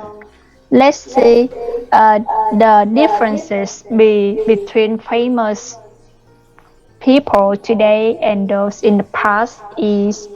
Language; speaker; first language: English; non-native, learner; Vietnamese